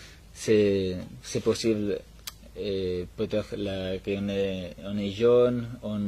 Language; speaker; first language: French; non-native, learner; Spanish